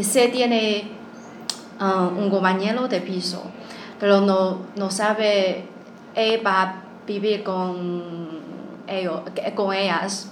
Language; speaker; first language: Spanish; non-native, learner; Chinese